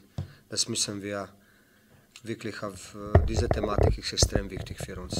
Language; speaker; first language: German; non-native, fluent; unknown